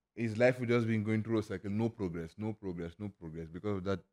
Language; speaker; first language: English; non-native, local second language; Igbo